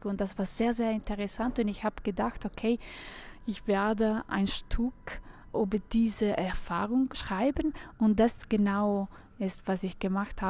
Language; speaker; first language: German; non-native, fluent; Italian